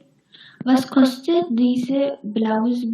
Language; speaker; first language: German; non-native, learner; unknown